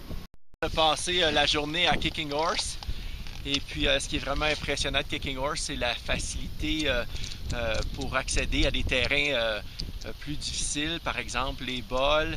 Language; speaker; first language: French; native; French